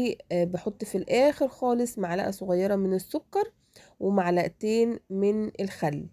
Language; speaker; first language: Arabic; native; Arabic